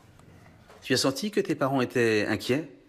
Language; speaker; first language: French; native; French